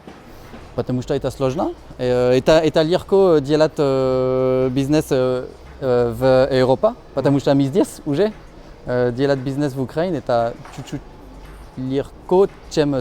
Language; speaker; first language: Russian; non-native, learner; French